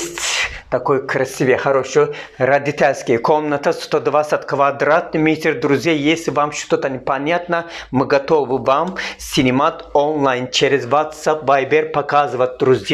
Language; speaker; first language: Russian; non-native, learner; Turkish